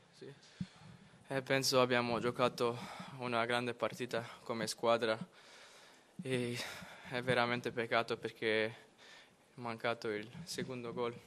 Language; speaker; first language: Italian; non-native, fluent; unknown